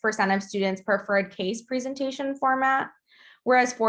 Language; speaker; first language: English; native; English